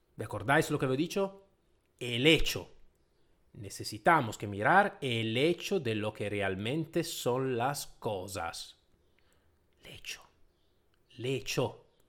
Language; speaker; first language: Spanish; non-native, fluent; Italian